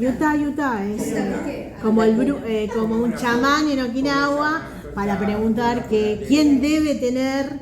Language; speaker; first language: Spanish; native; Spanish